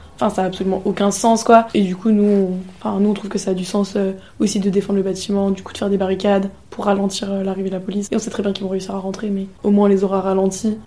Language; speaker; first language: French; native; French